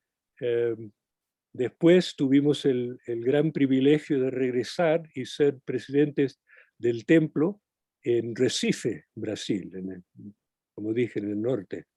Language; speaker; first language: Spanish; non-native, fluent; English